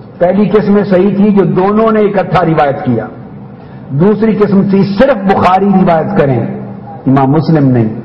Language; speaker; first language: Urdu; non-native, local second language; Punjabi